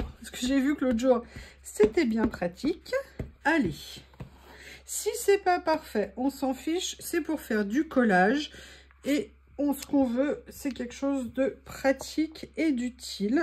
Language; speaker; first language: French; native; French